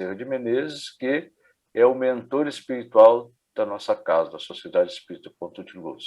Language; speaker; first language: Portuguese; native; Portuguese